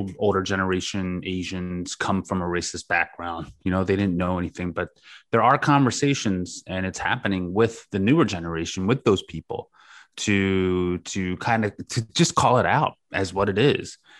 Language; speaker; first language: English; native; English